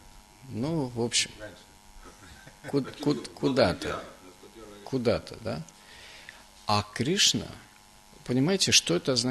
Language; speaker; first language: Russian; native; Russian